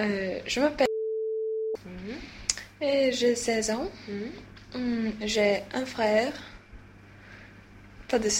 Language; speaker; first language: French; non-native, learner; Swedish